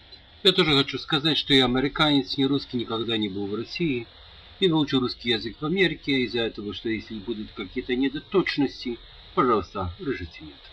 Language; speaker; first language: Russian; non-native, learner; English